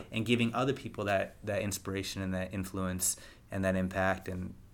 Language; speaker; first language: English; native; English